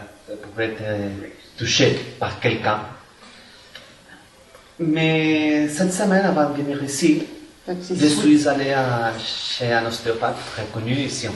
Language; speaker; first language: French; non-native, fluent; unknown